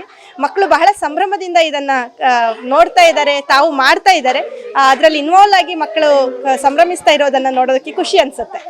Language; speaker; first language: Kannada; native; Kannada